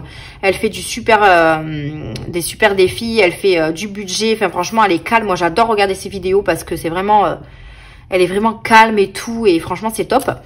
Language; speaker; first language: French; native; French